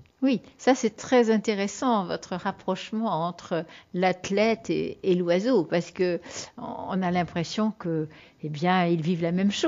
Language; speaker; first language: French; native; French